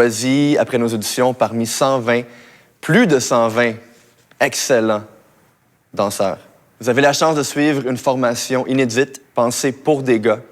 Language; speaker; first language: French; native; French